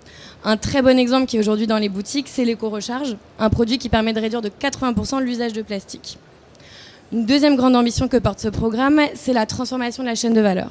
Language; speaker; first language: French; native; French